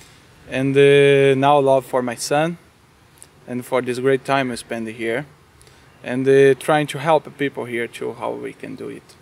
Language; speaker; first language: English; non-native, learner; Portuguese